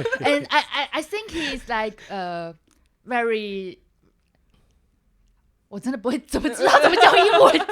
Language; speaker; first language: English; non-native, learner; Chinese